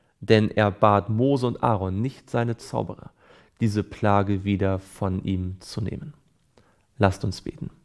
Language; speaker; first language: German; native; German